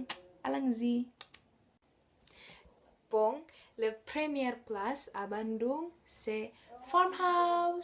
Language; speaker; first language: French; non-native, learner; Indonesian